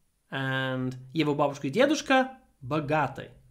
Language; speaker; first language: Russian; non-native, fluent; English